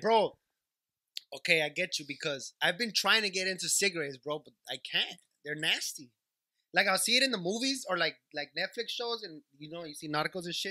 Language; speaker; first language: English; early bilingual, other home language; Spanish